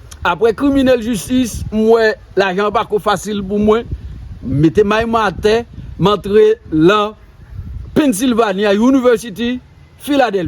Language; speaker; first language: French; non-native, local second language; Haitian Creole